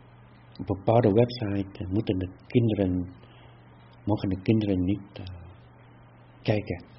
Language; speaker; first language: Dutch; non-native, fluent; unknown